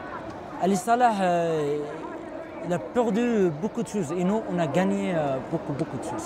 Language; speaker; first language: French; non-native, fluent; Arabic